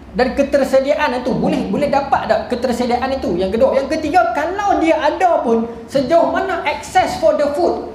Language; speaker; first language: Malay; native; Malay